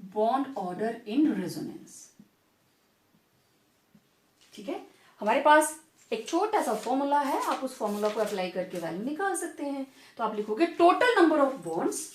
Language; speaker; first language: Hindi; native; Hindi